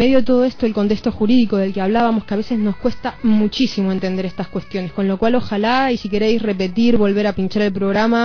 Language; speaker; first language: Spanish; native; Spanish